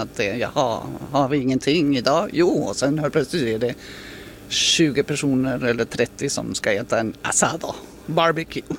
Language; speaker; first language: Swedish; non-native, fluent; Spanish